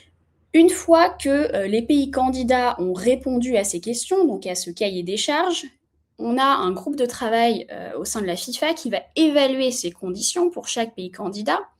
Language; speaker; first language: French; native; French